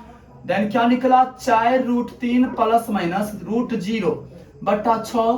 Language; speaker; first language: Hindi; native; Hindi